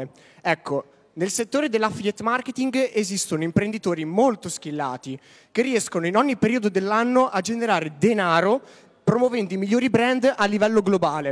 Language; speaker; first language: Italian; native; Italian